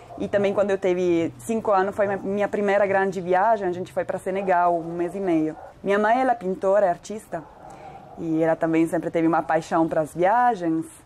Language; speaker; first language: Portuguese; non-native, fluent; Italian